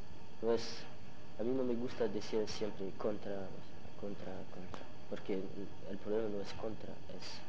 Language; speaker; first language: Spanish; non-native, learner; French